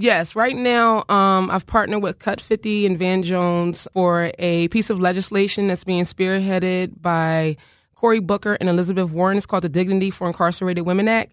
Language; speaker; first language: English; native; English